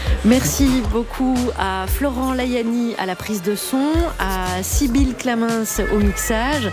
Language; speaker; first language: French; native; French